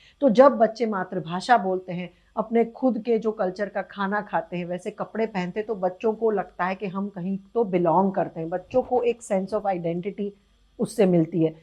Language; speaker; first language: Hindi; non-native, local second language; Gujarati